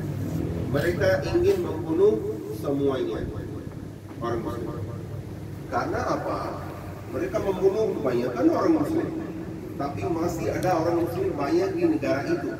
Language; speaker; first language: Indonesian; non-native, fluent; Urdu